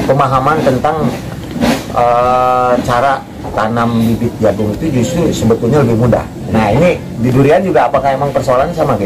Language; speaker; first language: Indonesian; native; Indonesian